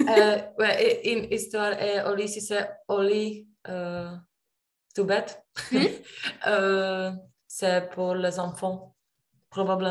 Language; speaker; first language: French; non-native, learner; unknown